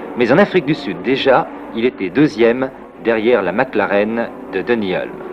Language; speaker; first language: French; native; French